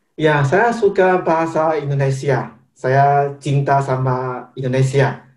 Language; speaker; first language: Indonesian; non-native, fluent; Chinese